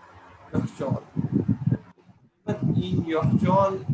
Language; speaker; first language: Persian; non-native, learner; Urdu